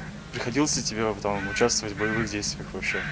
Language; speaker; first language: Russian; native; Russian